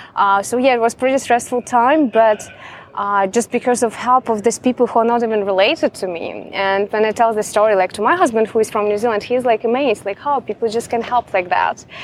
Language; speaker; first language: English; non-native, fluent; Russian